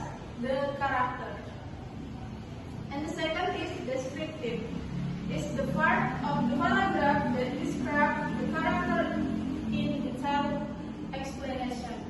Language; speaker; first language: English; non-native, learner; Indonesian